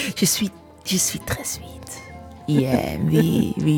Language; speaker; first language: French; non-native, learner; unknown